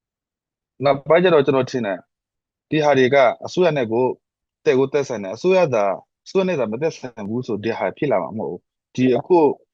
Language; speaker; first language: Burmese; non-native, local second language; S'gaw Karen